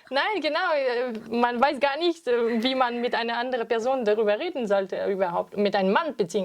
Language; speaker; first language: German; non-native, fluent; French